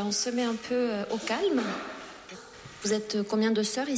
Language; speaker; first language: French; native; French